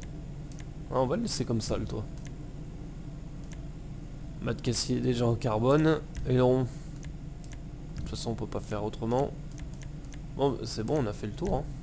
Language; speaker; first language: French; native; French